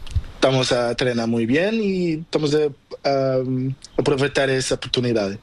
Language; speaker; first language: Spanish; non-native, learner; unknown